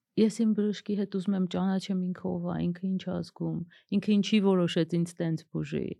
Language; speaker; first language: Armenian; native; Armenian